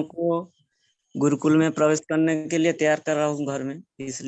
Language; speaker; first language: Hindi; non-native, local second language; Bangla